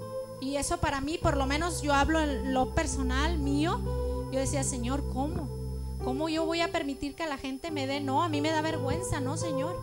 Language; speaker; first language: Spanish; native; Spanish